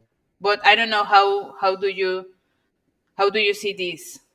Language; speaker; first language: English; non-native, learner; Spanish